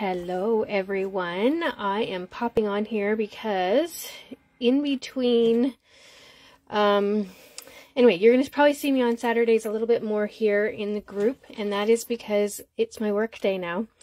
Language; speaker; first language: English; native; English